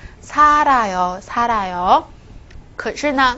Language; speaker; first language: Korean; non-native, fluent; Chinese